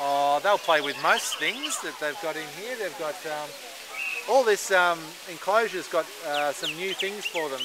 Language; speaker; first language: English; native; English